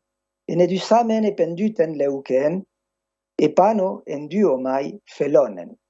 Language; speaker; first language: Greek; non-native, fluent; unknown